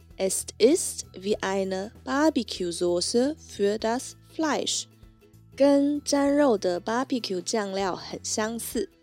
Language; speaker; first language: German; non-native, fluent; Chinese